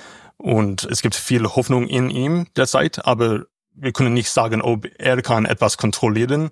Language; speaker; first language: German; non-native, learner; English